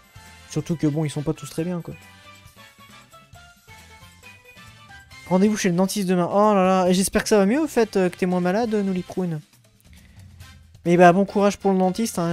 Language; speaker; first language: French; native; French